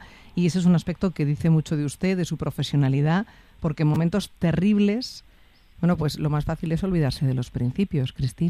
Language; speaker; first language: Spanish; native; Spanish